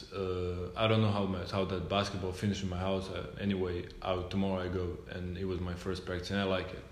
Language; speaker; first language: English; non-native, learner; Serbian